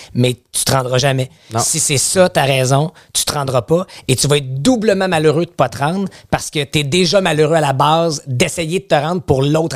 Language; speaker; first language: French; native; French